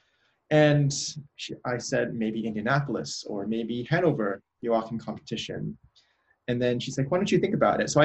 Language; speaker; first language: English; native; English